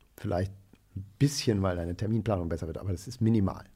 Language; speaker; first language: German; native; German